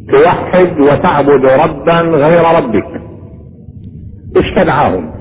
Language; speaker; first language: Arabic; native; Arabic